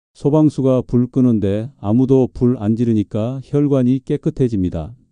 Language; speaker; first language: Korean; native; Korean